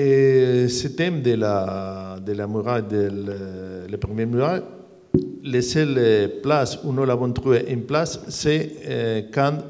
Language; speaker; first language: French; non-native, learner; Spanish